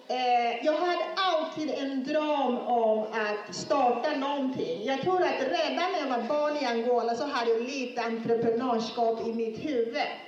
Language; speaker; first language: Swedish; non-native, fluent; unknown